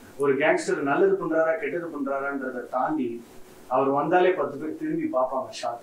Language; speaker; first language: Tamil; native; Tamil